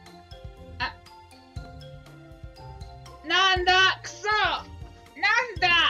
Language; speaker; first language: Japanese; non-native, learner; Spanish